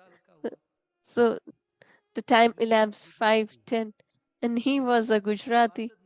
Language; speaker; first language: English; non-native, local second language; Hindi